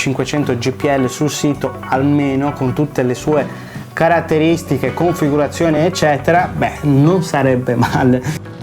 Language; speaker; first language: Italian; native; Italian